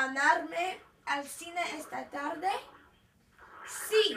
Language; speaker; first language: Spanish; non-native, learner; English